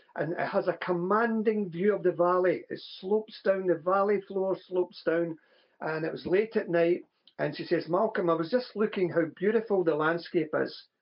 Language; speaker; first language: English; native; English